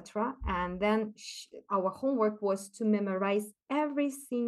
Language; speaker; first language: English; non-native, fluent; Russian